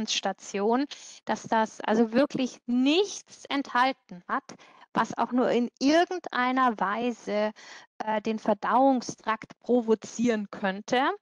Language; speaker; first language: German; native; German